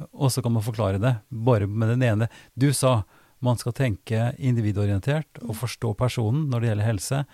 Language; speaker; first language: Norwegian; native; Norwegian